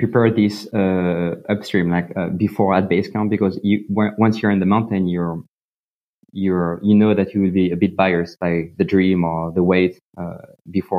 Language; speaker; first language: English; non-native, fluent; French